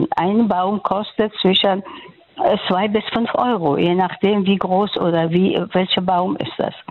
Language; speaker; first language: German; non-native, learner; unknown